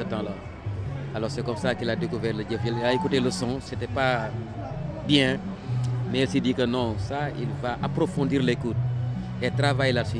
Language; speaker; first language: French; non-native, local second language; Wolof